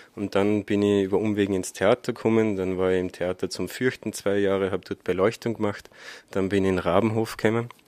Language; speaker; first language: German; native; German